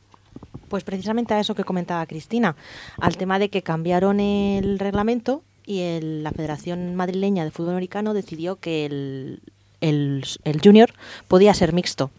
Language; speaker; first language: Spanish; native; Spanish